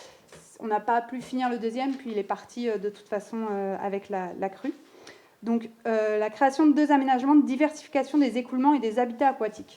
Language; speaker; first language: French; native; French